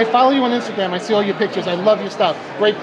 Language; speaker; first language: English; native; English